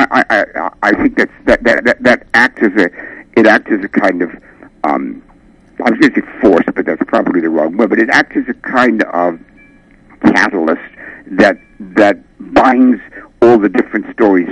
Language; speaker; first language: English; native; English